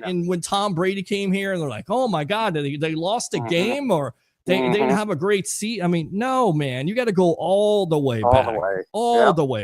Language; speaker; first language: English; native; English